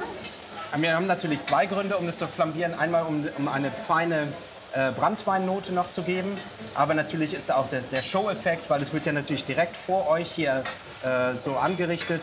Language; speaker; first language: German; native; German